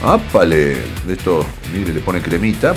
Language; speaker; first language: Spanish; native; Spanish